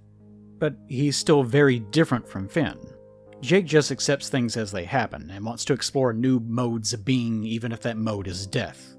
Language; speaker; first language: English; native; English